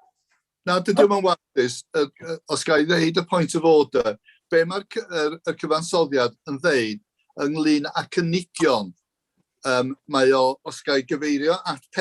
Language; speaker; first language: Welsh; native; Welsh